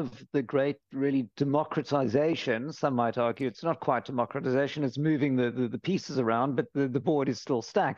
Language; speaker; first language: English; native; English